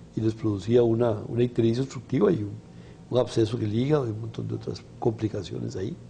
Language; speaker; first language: Spanish; native; Spanish